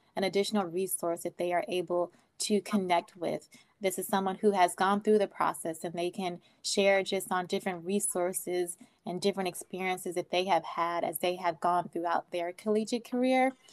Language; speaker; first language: English; native; English